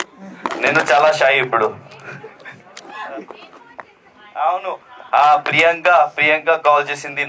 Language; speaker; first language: Telugu; non-native, learner; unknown